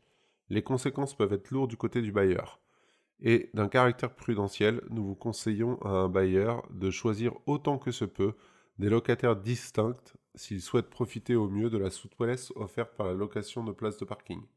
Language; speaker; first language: French; native; French